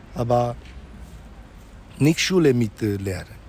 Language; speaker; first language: German; non-native, learner; Romanian